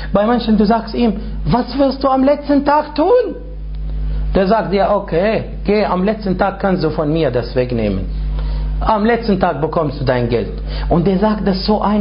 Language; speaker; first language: German; non-native, fluent; Arabic